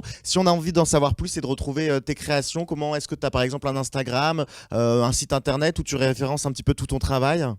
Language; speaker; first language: French; native; French